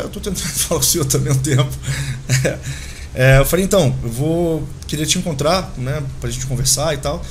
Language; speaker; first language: Portuguese; native; Portuguese